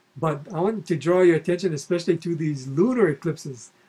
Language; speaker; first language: English; native; English